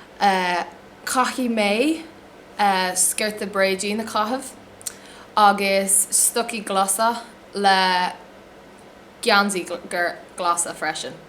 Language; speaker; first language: Irish; non-native, local second language; English